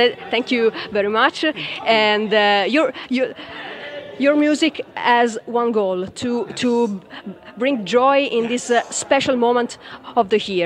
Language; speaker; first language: English; non-native, fluent; Italian